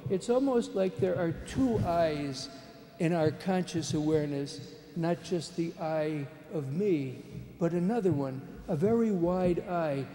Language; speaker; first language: English; native; English